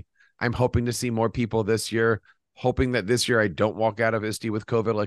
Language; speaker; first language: English; native; English